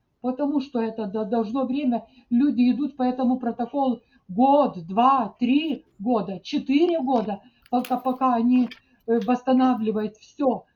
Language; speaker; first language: Russian; non-native, fluent; Lithuanian